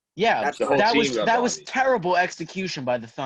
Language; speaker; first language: English; native; English